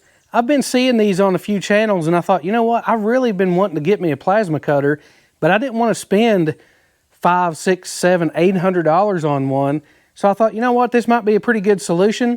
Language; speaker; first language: English; native; English